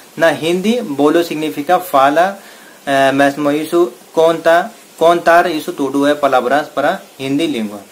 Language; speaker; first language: Portuguese; non-native, learner; Hindi